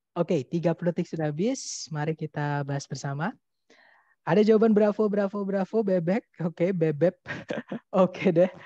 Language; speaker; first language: Indonesian; non-native, local second language; Javanese